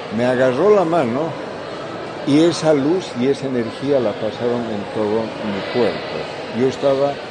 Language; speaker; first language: Spanish; native; Spanish